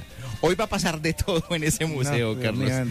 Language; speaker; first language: Spanish; native; Spanish